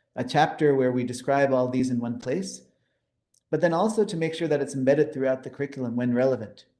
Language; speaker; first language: English; early bilingual, other home language; Hindi